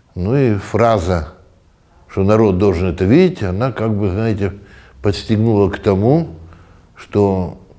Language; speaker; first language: Russian; native; Russian